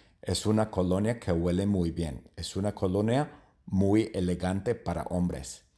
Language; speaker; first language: Spanish; non-native, learner; English